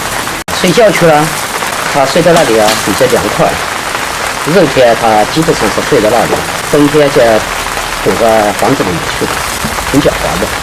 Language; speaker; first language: Chinese; native; Chinese